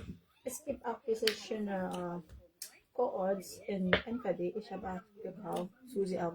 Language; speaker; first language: German; non-native, learner; Filipino